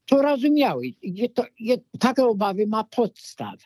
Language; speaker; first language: Polish; non-native, fluent; English